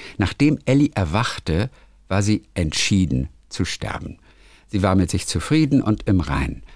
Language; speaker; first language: German; native; German